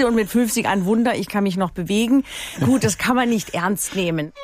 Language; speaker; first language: German; native; German